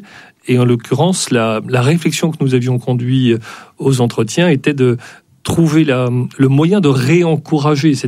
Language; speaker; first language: French; native; French